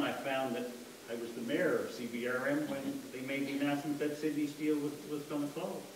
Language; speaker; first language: English; native; English